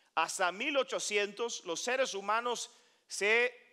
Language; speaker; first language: Spanish; non-native, fluent; Dutch